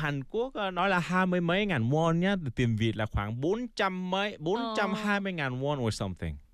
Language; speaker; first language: Vietnamese; non-native, fluent; Korean